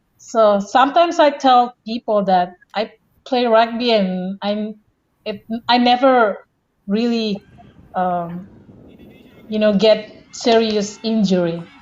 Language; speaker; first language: English; non-native, fluent; Indonesian